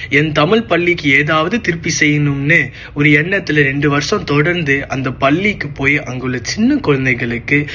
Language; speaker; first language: Tamil; early bilingual, heritage; Tamil